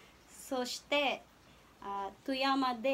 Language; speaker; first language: Japanese; non-native, learner; Filipino